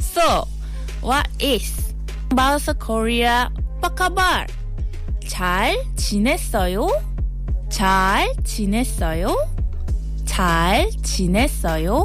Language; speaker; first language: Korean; non-native, learner; Malay